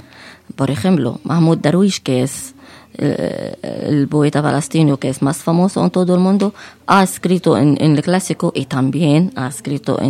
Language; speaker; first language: Spanish; non-native, fluent; Arabic